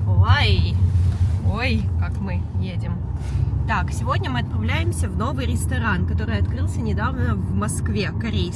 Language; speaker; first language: Russian; native; Russian